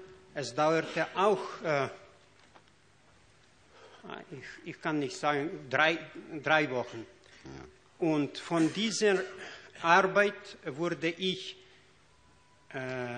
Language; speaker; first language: German; non-native, fluent; Ukrainian